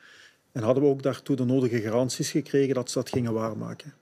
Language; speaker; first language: Dutch; native; Dutch